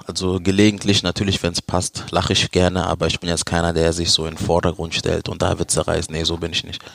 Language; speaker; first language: German; early bilingual, other home language; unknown